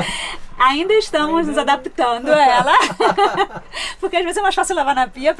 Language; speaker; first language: Portuguese; native; Portuguese